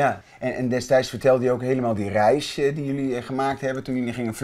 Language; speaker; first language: Dutch; native; Dutch